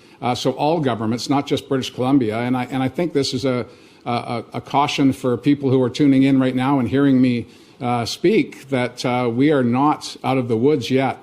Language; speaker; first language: English; native; English